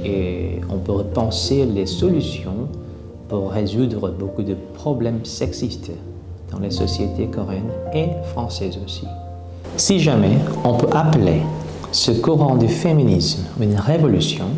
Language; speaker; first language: French; non-native, fluent; Korean